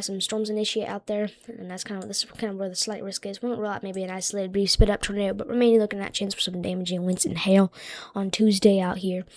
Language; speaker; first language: English; native; English